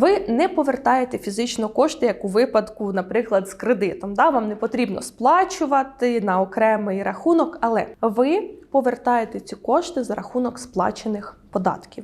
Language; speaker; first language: Ukrainian; native; Ukrainian